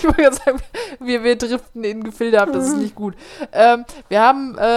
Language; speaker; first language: German; native; German